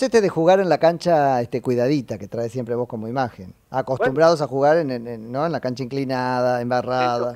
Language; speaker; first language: Spanish; native; Spanish